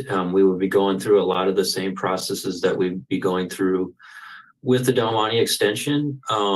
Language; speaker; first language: English; native; English